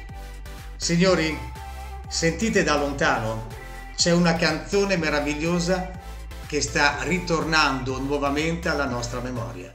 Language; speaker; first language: Italian; native; Italian